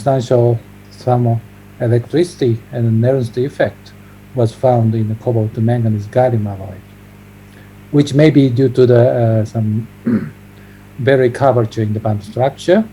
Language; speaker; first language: English; non-native, fluent; Japanese